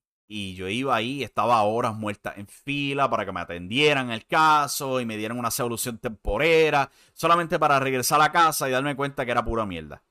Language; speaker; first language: Spanish; native; Spanish